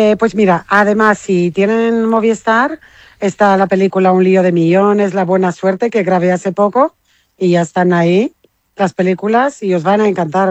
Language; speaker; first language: Spanish; non-native, fluent; Italian